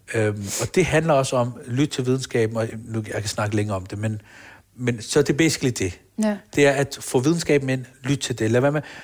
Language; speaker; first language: Danish; early bilingual, other home language; Urdu